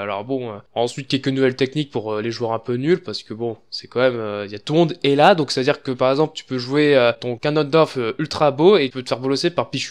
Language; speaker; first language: French; native; French